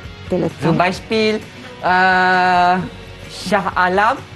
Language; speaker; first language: German; non-native, fluent; Malay